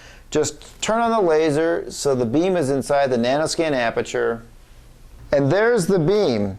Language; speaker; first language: English; native; English